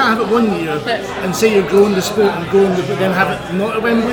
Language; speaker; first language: English; native; English